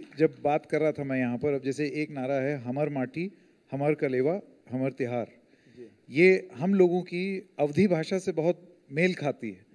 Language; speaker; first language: Hindi; native; Hindi